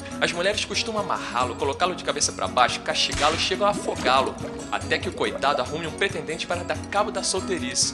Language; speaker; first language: Portuguese; native; Portuguese